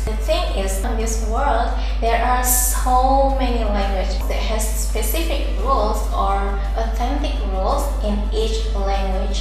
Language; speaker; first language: English; non-native, fluent; Indonesian